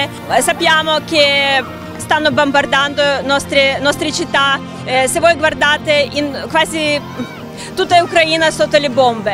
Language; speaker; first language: Italian; non-native, learner; Ukrainian